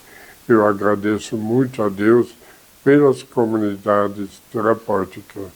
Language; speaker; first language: Portuguese; non-native, fluent; German